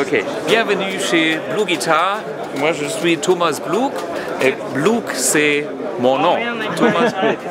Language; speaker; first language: French; non-native, learner; German